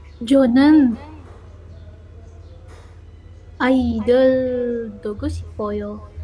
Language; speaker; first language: Korean; non-native, learner; Indonesian